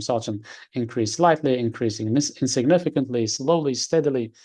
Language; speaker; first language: English; non-native, fluent; Uzbek